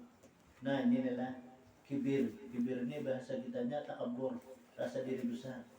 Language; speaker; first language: Indonesian; non-native, local second language; Banjar